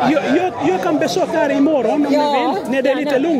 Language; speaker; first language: Swedish; non-native, fluent; Swahili